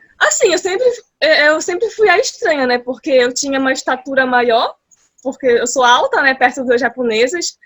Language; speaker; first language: Portuguese; early bilingual, heritage; Portuguese